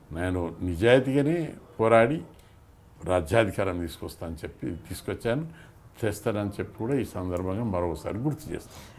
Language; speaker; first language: Telugu; native; Telugu